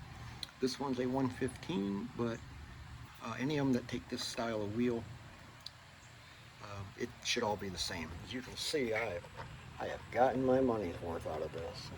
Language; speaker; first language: English; native; English